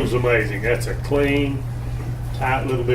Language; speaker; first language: English; native; English